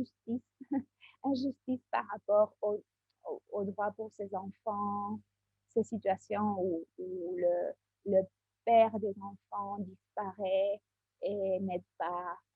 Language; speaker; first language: French; non-native, fluent; Spanish